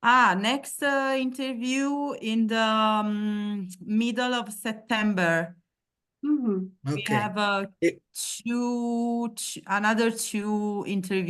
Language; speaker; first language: English; non-native, learner; Italian